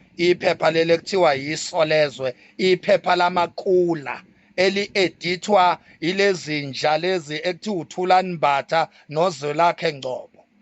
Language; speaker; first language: Zulu; native; Zulu